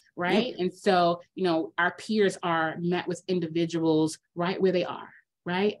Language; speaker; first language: English; native; English